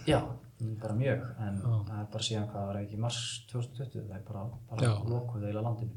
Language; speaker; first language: Icelandic; early bilingual, heritage; Icelandic